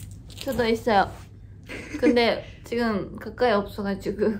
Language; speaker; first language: Korean; non-native, fluent; Japanese